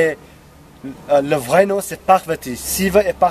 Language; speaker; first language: French; non-native, learner; Nepali